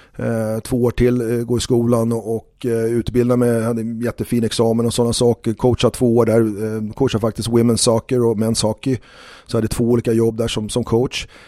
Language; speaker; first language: Swedish; native; Swedish